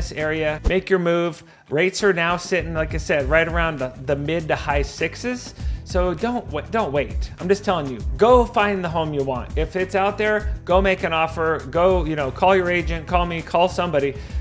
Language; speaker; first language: English; native; English